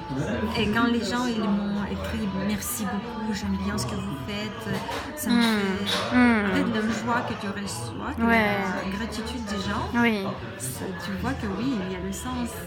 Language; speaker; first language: French; non-native, fluent; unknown